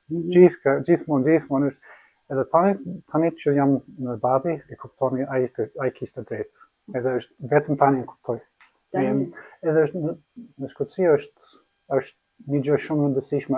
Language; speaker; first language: Albanian; non-native, learner; English